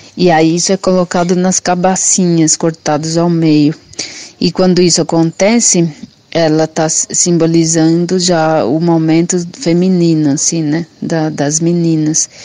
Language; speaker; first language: Portuguese; non-native, local second language; Guarani